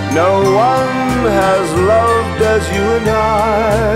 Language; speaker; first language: English; native; English